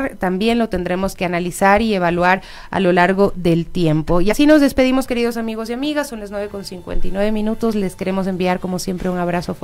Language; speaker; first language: Spanish; native; Spanish